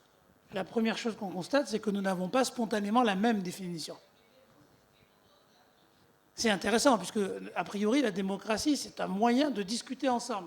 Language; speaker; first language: French; native; French